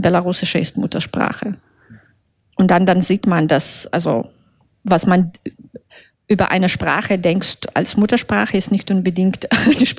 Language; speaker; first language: German; non-native, fluent; Russian